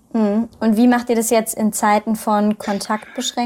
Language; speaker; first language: German; native; German